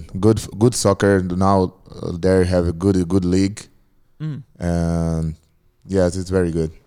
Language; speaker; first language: English; non-native, learner; Portuguese